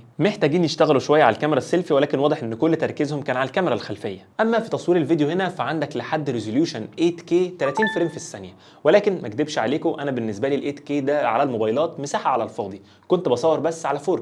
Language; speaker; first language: Arabic; native; Arabic